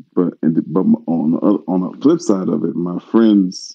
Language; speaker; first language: English; native; English